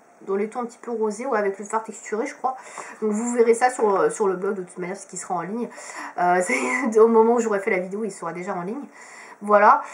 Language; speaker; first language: French; native; French